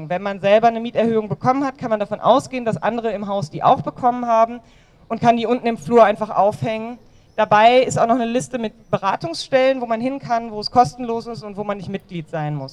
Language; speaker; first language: German; native; German